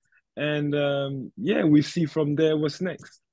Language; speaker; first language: English; native; English